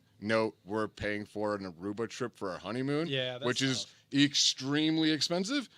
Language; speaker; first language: English; native; English